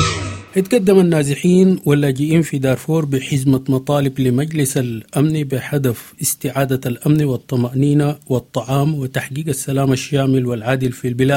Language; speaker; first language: Arabic; native; Arabic